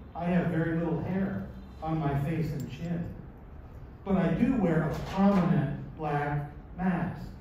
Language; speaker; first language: English; native; English